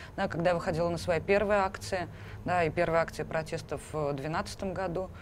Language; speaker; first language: Russian; native; Russian